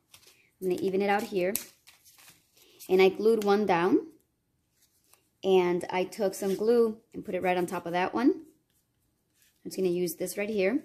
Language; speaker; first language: English; native; English